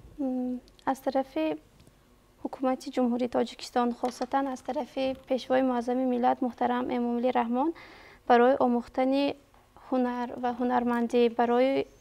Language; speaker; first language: Tajik; native; Tajik